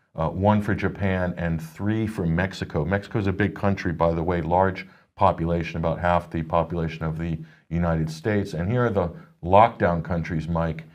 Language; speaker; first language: English; native; English